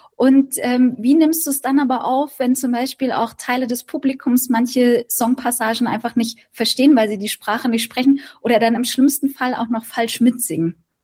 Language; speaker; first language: German; native; German